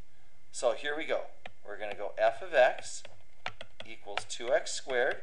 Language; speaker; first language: English; native; English